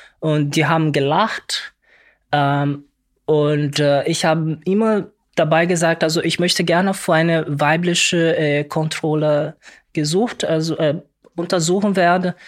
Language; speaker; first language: German; non-native, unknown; Portuguese